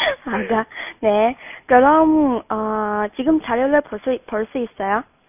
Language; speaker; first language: Korean; non-native, fluent; Chinese